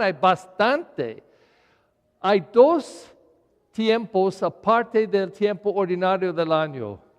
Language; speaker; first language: Spanish; non-native, learner; English